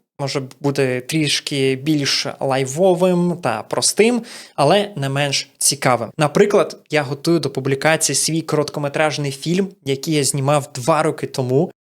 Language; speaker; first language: Ukrainian; non-native, local second language; Russian